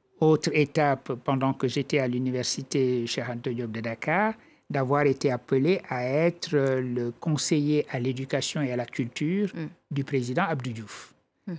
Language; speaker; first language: French; non-native, local second language; Wolof